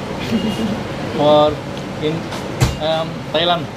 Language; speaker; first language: English; non-native, learner; Indonesian